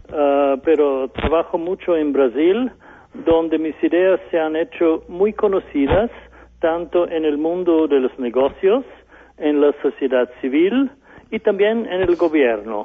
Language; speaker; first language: Spanish; non-native, fluent; German